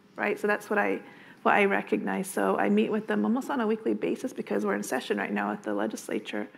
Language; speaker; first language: English; native; English